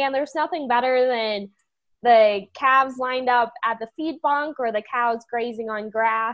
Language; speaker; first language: English; native; English